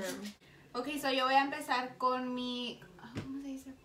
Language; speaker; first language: Spanish; early bilingual, heritage; Spanish